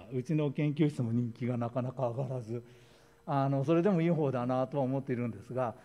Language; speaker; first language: Japanese; native; Japanese